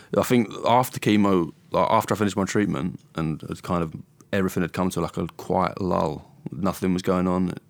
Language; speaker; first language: English; native; English